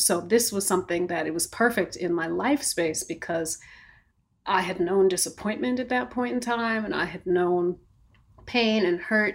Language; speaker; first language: English; native; English